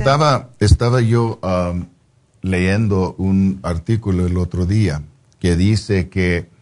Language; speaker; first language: Spanish; non-native, fluent; English